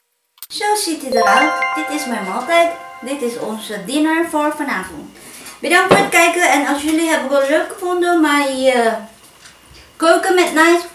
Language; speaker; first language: Dutch; non-native, fluent; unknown